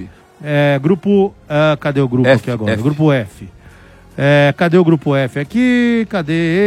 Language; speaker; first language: Portuguese; native; Portuguese